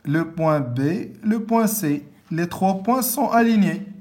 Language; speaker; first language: French; non-native, local second language; Arabic